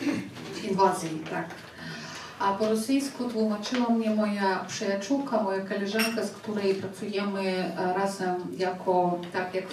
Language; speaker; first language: Polish; non-native, fluent; Ukrainian